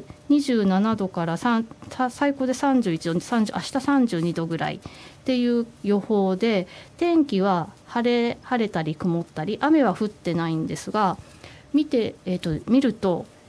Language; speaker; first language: Japanese; native; Japanese